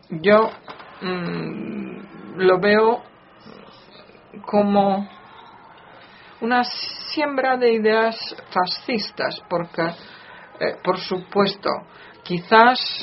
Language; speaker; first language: Spanish; non-native, fluent; Polish